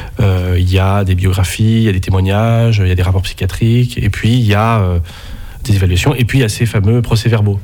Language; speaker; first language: French; native; French